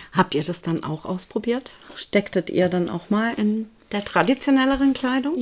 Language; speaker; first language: German; native; German